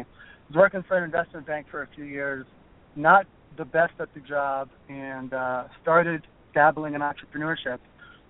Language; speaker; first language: English; native; English